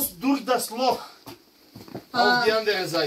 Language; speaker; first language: German; non-native, fluent; Bulgarian